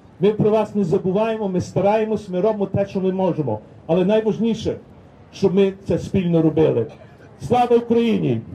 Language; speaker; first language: Ukrainian; early bilingual, heritage; Ukrainian